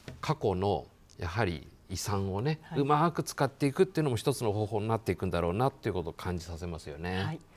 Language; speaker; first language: Japanese; native; Japanese